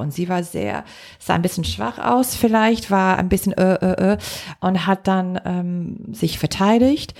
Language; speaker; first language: German; non-native, fluent; English